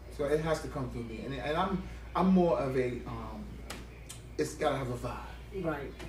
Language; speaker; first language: English; native; English